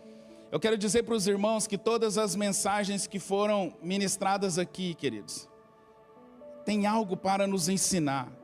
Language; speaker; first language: Portuguese; native; Portuguese